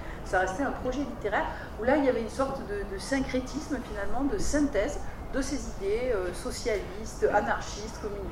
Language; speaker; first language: French; native; French